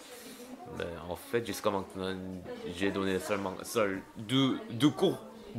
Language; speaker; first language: French; non-native, learner; Korean